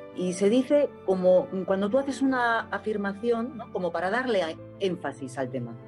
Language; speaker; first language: Spanish; native; Spanish